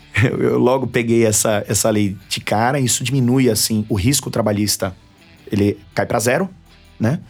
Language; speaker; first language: Portuguese; native; Portuguese